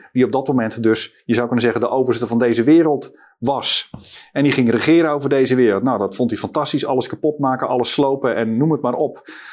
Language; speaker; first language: Dutch; native; Dutch